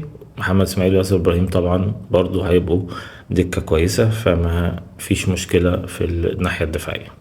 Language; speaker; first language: Arabic; native; Arabic